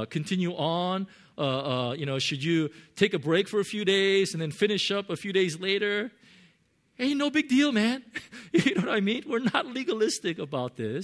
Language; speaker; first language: English; native; English